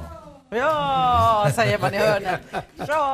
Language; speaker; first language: Swedish; native; Swedish